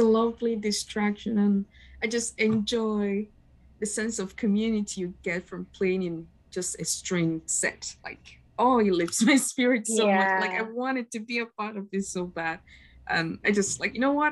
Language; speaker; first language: English; non-native, local second language; Igbo